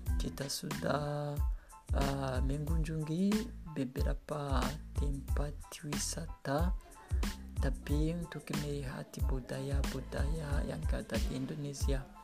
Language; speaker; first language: Indonesian; non-native, learner; Kinyarwanda